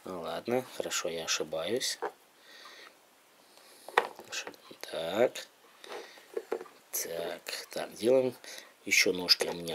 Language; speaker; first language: Russian; native; Russian